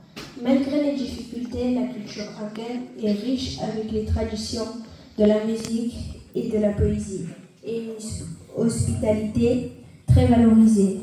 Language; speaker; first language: French; early bilingual, other home language; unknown